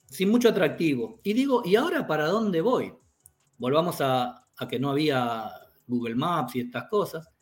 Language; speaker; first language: Spanish; native; Spanish